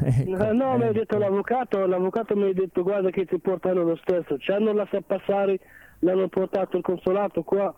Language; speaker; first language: Italian; non-native, learner; Arabic